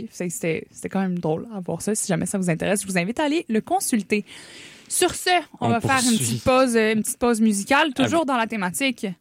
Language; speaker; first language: French; native; French